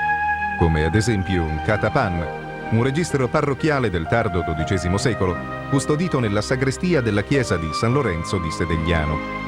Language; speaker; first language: Italian; native; Italian